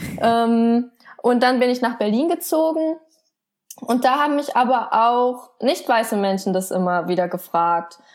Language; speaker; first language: German; early bilingual, other home language; Vietnamese